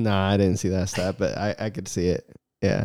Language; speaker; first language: English; early bilingual, other home language; Spanish